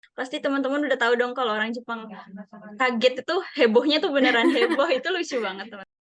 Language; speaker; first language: Indonesian; native; Indonesian